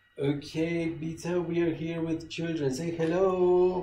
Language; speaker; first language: English; non-native, fluent; Persian